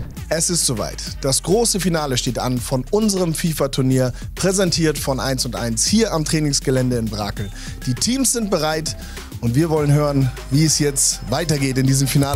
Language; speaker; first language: German; native; German